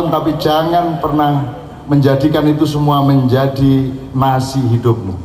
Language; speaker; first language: Indonesian; non-native, local second language; Javanese